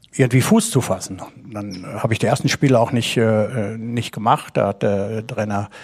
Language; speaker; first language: German; native; German